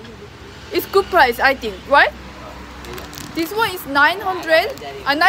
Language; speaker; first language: English; non-native, learner; Korean